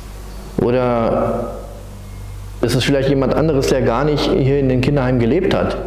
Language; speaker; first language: German; native; German